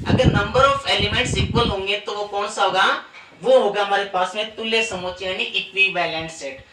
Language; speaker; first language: Hindi; native; Hindi